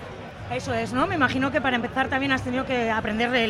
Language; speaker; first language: Spanish; native; Spanish